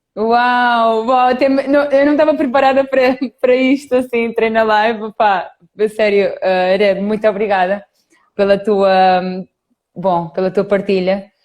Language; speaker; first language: Portuguese; native; Portuguese